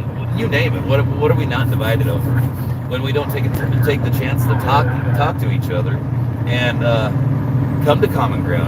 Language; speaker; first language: English; native; English